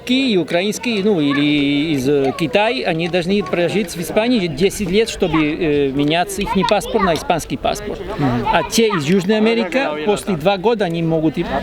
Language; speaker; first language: Russian; non-native, fluent; Spanish